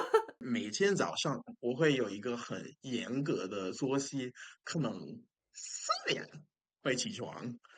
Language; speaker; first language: Chinese; non-native, fluent; English